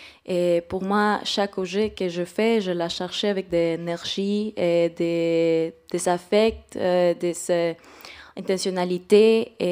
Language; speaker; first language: French; non-native, fluent; Spanish